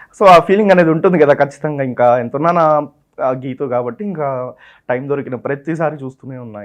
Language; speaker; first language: Telugu; non-native, local second language; Tamil